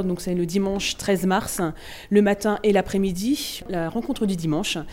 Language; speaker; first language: French; native; French